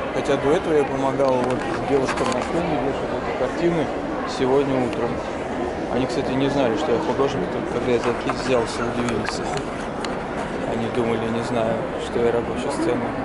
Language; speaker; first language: Russian; native; Russian